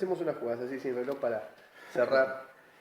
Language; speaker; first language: Spanish; native; Spanish